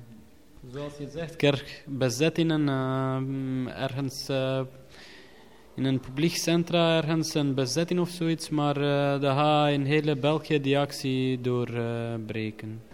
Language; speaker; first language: Dutch; non-native, learner; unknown